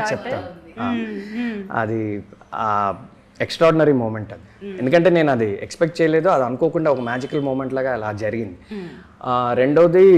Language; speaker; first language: Telugu; native; Telugu